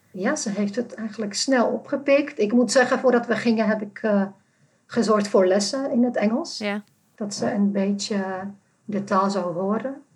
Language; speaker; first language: Dutch; non-native, fluent; Czech